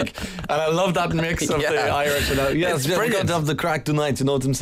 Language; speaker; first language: English; native; English